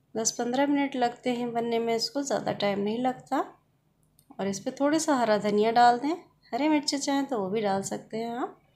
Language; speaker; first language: Hindi; native; Hindi